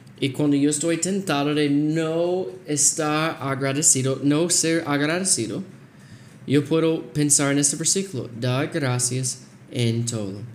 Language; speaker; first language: Spanish; non-native, fluent; English